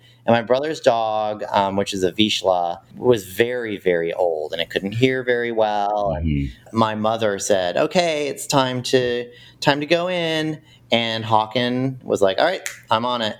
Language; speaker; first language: English; native; English